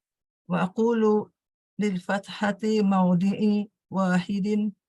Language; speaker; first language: Arabic; non-native, learner; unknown